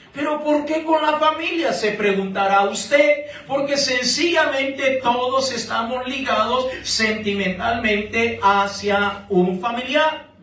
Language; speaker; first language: Spanish; native; Spanish